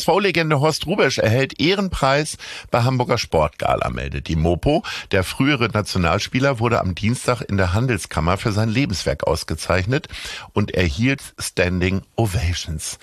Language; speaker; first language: German; native; German